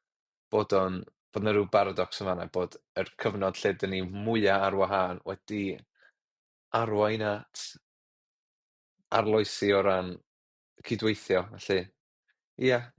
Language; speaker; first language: Welsh; native; Welsh